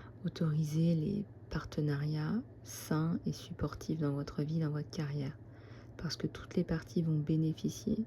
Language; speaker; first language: French; native; French